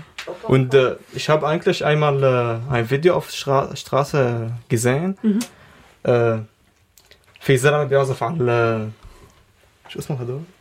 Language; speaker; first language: German; non-native, learner; Arabic